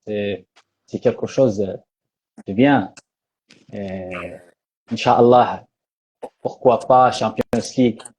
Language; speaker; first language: French; non-native, learner; Arabic